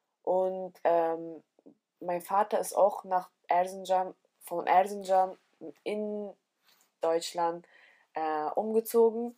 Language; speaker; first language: German; early bilingual, other home language; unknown